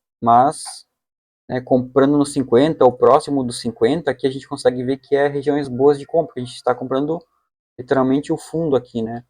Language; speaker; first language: Portuguese; native; Portuguese